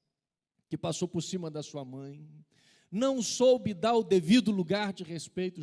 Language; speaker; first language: Portuguese; native; Portuguese